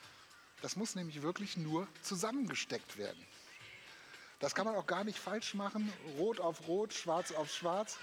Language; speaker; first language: German; native; German